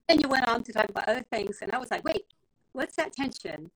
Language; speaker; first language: English; non-native, fluent; Spanish